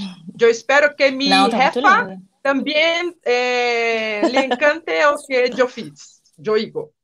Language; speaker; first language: Spanish; non-native, learner; Portuguese